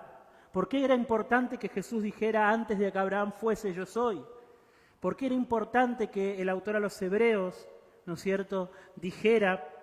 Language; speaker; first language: Spanish; native; Spanish